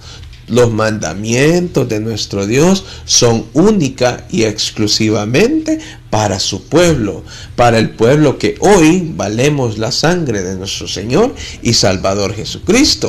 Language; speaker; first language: Spanish; native; Spanish